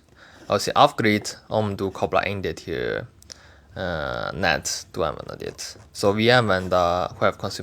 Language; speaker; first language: Swedish; non-native, learner; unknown